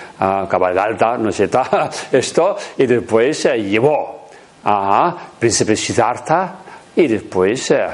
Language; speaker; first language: Spanish; non-native, learner; Tibetan